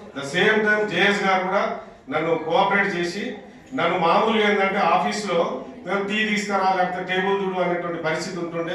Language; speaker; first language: Telugu; non-native, local second language; Urdu